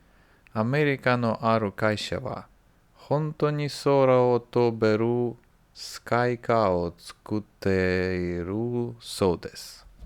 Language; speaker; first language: Japanese; non-native, learner; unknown